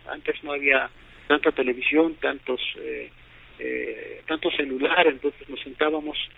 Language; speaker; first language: Spanish; non-native, local second language; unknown